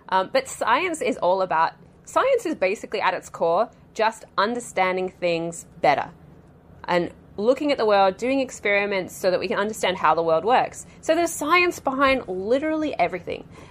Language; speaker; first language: English; native; English